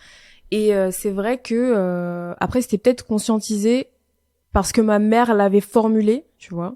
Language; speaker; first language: French; native; French